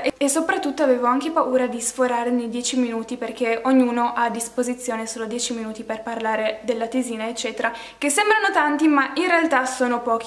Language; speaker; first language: Italian; native; Italian